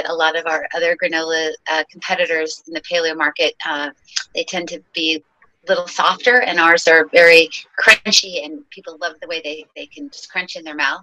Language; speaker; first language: English; native; English